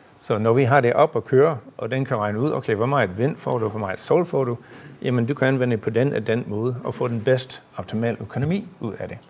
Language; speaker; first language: Danish; non-native, fluent; English